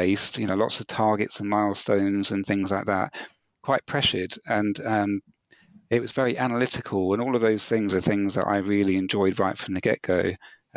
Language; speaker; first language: English; native; English